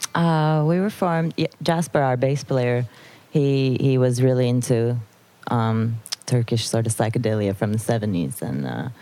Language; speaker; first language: English; non-native, fluent; Turkish